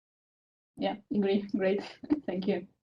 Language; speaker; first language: English; non-native, fluent; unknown